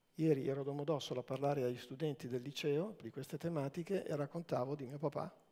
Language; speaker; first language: Italian; native; Italian